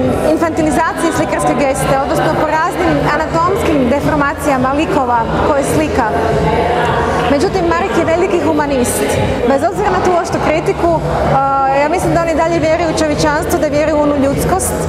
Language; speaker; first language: Croatian; native; Croatian